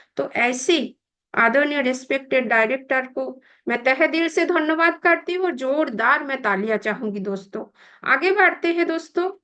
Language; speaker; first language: Hindi; non-native, local second language; Bangla